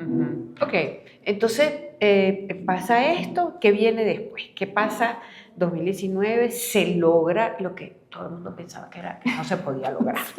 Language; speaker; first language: Spanish; native; Spanish